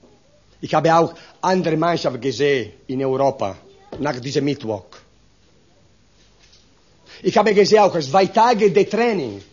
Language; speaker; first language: German; non-native, learner; Italian